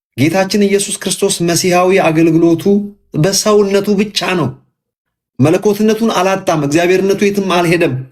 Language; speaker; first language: Amharic; native; Amharic